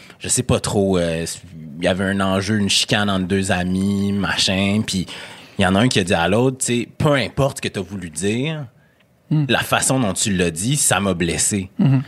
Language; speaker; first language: French; native; French